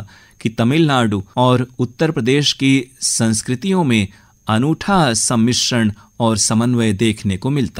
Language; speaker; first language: Hindi; native; Hindi